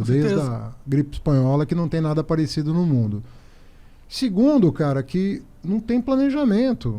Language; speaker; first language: Portuguese; native; Portuguese